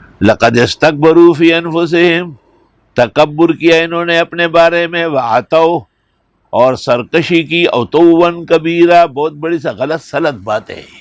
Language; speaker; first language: Urdu; non-native, local second language; Pashto